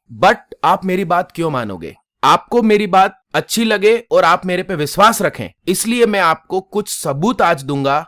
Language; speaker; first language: Hindi; non-native, local second language; Gujarati